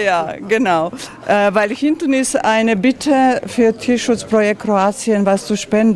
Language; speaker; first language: German; non-native, fluent; Croatian